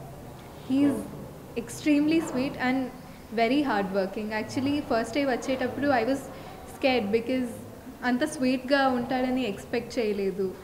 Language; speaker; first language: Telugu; non-native, fluent; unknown